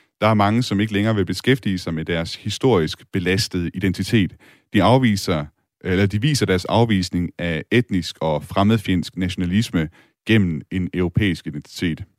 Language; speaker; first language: Danish; native; Danish